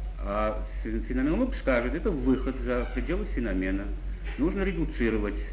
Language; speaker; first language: Russian; non-native, local second language; Georgian